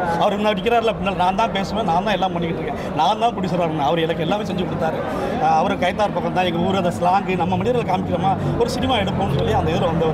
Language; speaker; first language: Tamil; native; Tamil